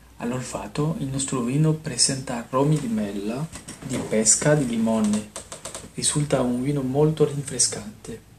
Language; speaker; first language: Italian; non-native, fluent; French